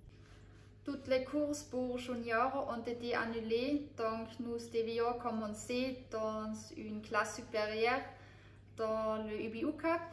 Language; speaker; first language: French; non-native, learner; German